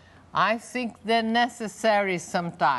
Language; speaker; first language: English; non-native, fluent; Portuguese